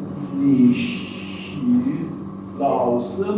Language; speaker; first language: Chinese; non-native, learner; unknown